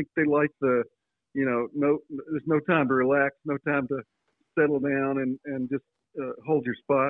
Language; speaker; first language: English; native; English